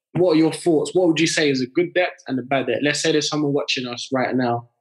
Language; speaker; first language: English; early bilingual, other home language; French